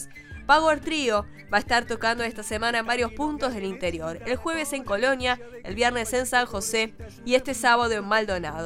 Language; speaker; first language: Spanish; native; Spanish